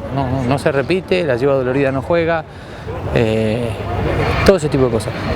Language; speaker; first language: Spanish; native; Spanish